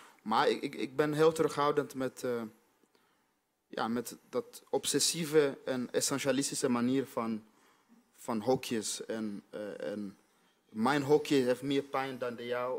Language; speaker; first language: Dutch; non-native, fluent; Swahili